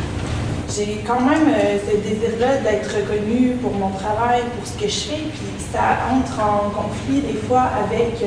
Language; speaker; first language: French; native; French